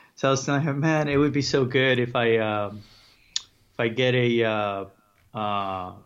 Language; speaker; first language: English; early bilingual, other home language; Spanish